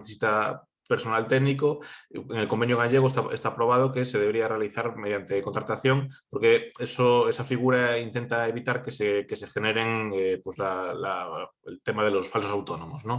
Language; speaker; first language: Spanish; native; Spanish